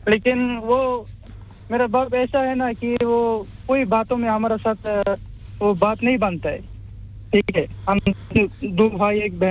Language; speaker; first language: Hindi; non-native, fluent; Bangla